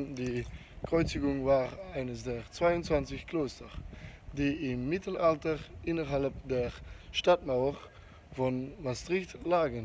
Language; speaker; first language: German; non-native, learner; Dutch